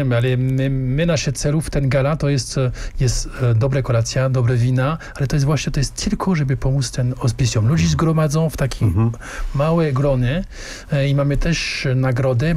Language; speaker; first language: Polish; non-native, learner; French